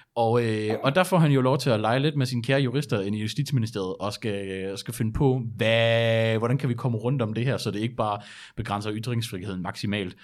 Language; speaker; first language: Danish; early bilingual, other home language; German